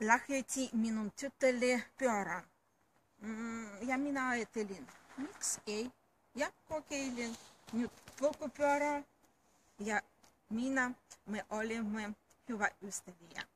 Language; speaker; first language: Finnish; non-native, learner; Russian